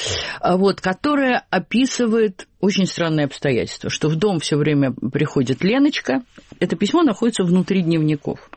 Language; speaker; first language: Russian; native; Russian